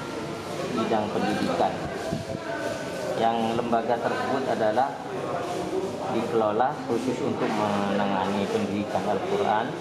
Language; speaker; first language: Indonesian; native; Indonesian